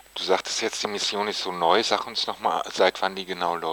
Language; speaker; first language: German; native; German